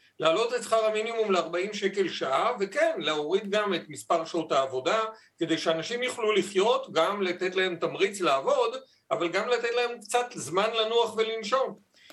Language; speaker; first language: Hebrew; native; Hebrew